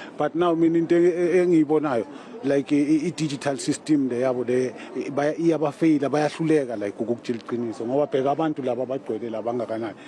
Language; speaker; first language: Zulu; native; Zulu